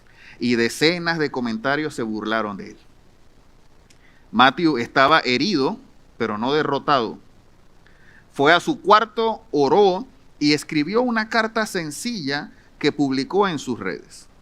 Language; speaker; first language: Spanish; native; Spanish